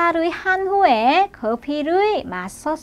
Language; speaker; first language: Korean; non-native, fluent; Vietnamese